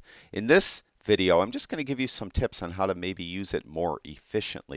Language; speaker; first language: English; native; English